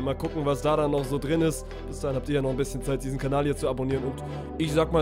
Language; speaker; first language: German; native; German